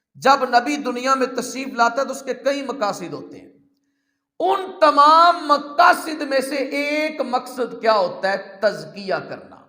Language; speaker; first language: Urdu; non-native, local second language; Punjabi